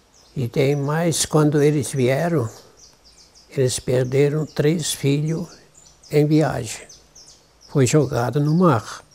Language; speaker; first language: Portuguese; non-native, local second language; German